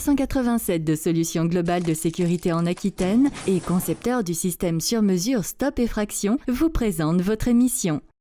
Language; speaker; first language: French; native; French